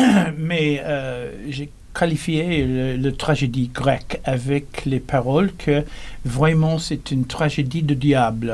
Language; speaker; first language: French; non-native, learner; English